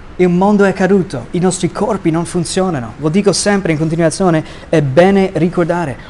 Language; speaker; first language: Italian; non-native, fluent; English